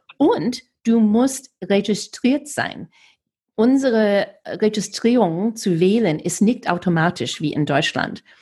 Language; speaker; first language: German; non-native, fluent; English